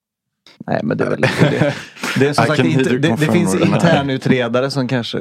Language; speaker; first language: Swedish; native; Swedish